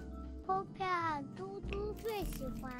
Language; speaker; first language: Chinese; native; Chinese